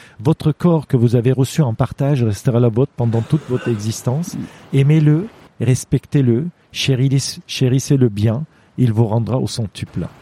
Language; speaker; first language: French; non-native, fluent; Armenian